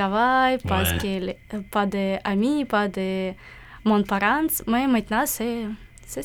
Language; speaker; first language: French; non-native, learner; Ukrainian